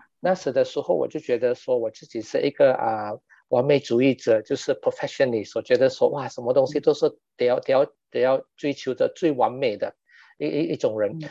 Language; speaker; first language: Chinese; non-native, local second language; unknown